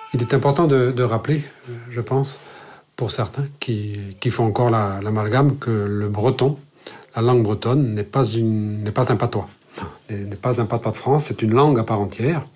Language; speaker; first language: French; non-native, local second language; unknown